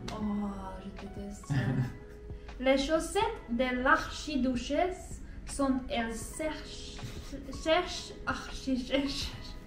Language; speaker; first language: French; non-native, learner; Finnish